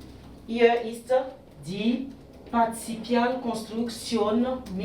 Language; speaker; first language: German; non-native, fluent; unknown